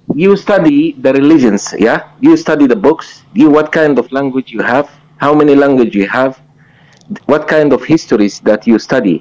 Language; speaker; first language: English; non-native, learner; Arabic